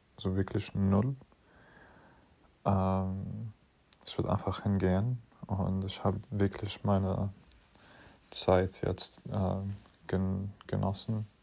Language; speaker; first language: German; non-native, fluent; English